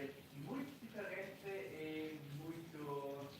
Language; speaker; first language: Portuguese; non-native, learner; German